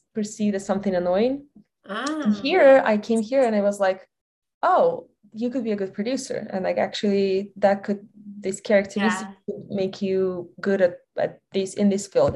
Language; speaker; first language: English; non-native, fluent; Russian